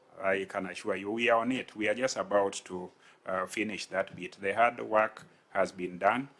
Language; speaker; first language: English; non-native, local second language; Luo (Kenya and Tanzania)